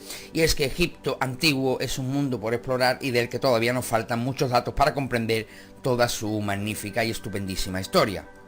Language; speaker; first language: Spanish; native; Spanish